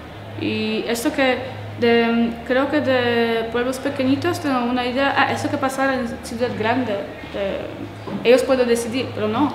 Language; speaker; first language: Spanish; non-native, learner; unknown